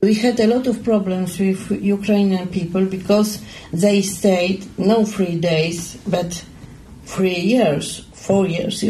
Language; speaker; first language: English; non-native, learner; Polish